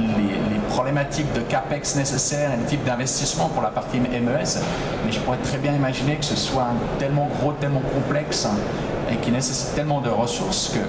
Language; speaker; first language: French; native; French